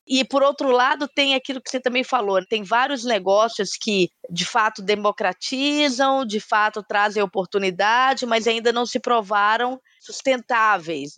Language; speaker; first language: Portuguese; native; Portuguese